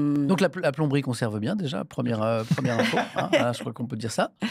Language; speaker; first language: French; native; French